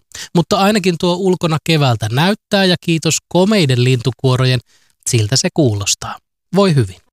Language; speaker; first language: Finnish; native; Finnish